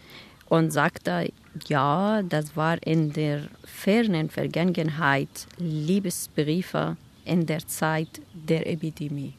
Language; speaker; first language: German; non-native, learner; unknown